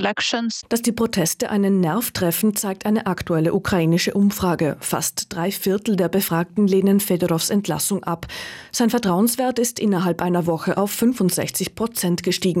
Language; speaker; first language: German; native; German